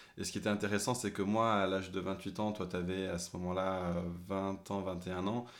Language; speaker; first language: French; early bilingual, other home language; English